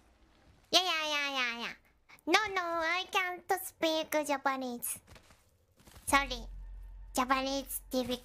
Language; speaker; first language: English; non-native, learner; Japanese